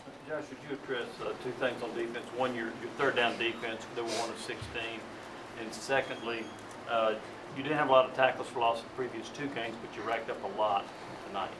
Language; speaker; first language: English; native; English